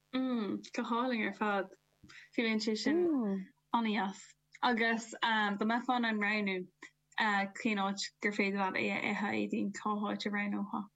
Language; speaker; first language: Irish; non-native, local second language; English